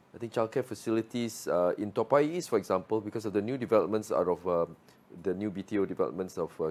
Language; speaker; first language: English; non-native, local second language; Malay